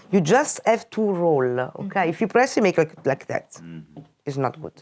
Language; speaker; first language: English; non-native, fluent; Italian